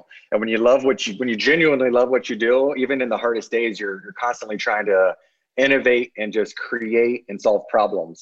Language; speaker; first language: English; native; English